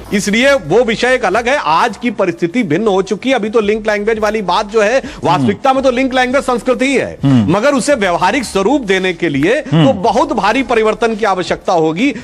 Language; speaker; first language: Hindi; native; Hindi